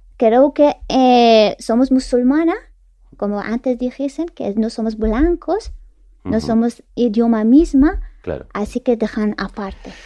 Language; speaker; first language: Spanish; non-native, fluent; Persian